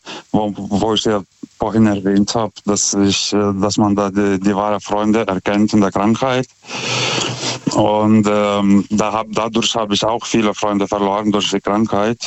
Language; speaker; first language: German; non-native, fluent; Lithuanian